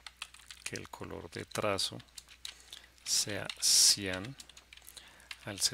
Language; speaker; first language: Spanish; native; Spanish